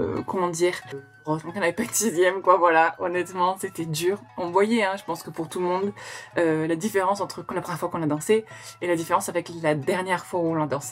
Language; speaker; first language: French; native; French